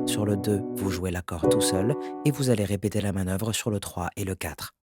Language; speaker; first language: French; native; French